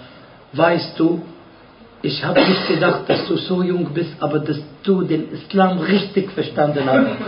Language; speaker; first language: German; non-native, fluent; Arabic